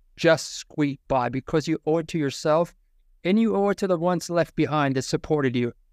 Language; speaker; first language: English; non-native, fluent; German